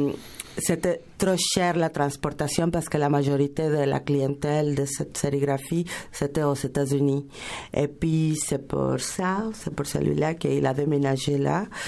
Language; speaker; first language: French; non-native, fluent; Spanish